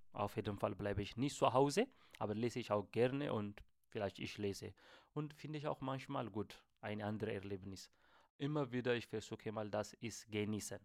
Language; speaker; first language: German; non-native, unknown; Amharic